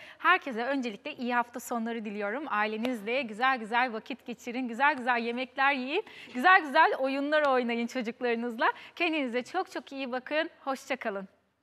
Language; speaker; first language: Turkish; early bilingual, heritage; Turkish